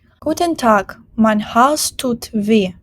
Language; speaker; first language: German; non-native, fluent; Ukrainian